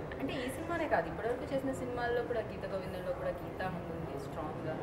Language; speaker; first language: Telugu; native; Telugu